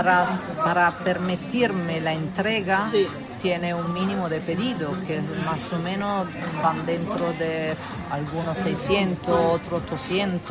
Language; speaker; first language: Spanish; non-native, fluent; Italian